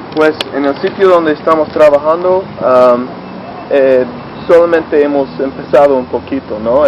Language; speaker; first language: Spanish; non-native, fluent; English